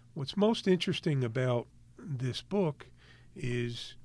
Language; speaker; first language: English; native; English